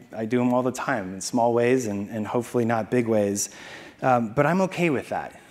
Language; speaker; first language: English; native; English